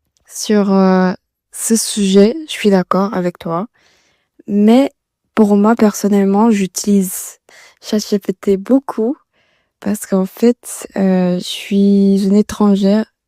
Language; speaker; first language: French; non-native, learner; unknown